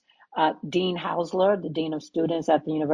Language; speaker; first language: English; native; English